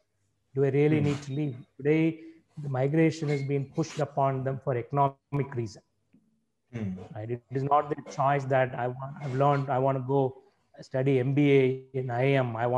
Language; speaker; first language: English; non-native, local second language; Tamil